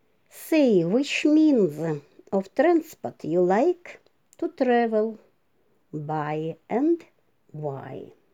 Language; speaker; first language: English; non-native, fluent; Ukrainian